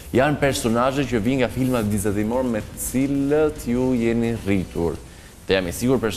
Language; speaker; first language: Albanian; native; Albanian